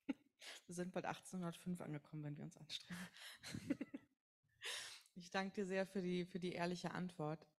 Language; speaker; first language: German; native; German